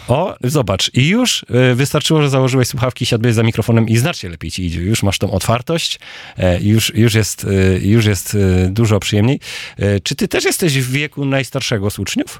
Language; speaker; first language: Polish; native; Polish